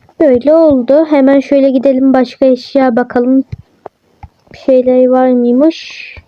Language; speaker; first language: Turkish; native; Turkish